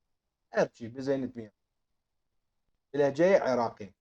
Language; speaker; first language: Persian; non-native, fluent; Arabic